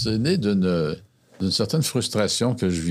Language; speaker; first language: French; native; French